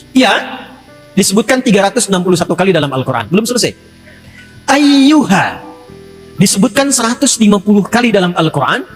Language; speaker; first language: Indonesian; native; Indonesian